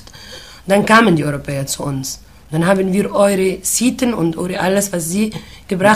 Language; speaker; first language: German; non-native, fluent; Arabic